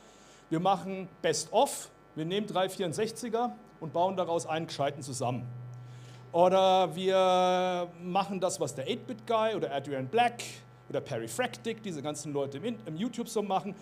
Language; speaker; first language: German; native; German